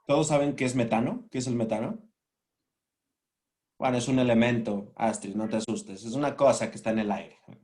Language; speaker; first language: Spanish; native; Spanish